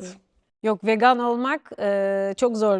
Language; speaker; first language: Turkish; native; Turkish